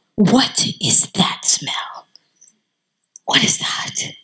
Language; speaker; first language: English; native; English